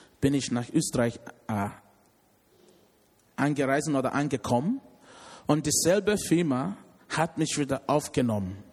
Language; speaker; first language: German; non-native, learner; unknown